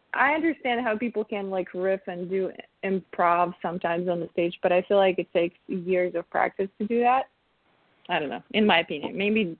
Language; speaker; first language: English; non-native, fluent; Russian